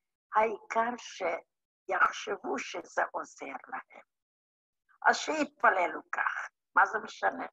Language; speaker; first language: Hebrew; non-native, fluent; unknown